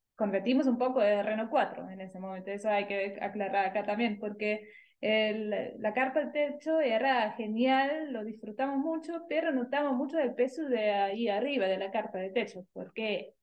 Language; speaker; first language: Spanish; non-native, fluent; German